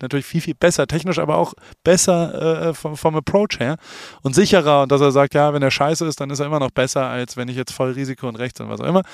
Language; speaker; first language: German; native; German